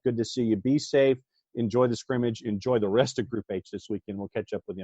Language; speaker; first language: English; native; English